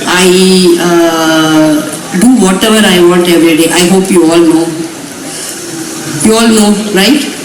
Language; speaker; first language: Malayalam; non-native, local second language; Tamil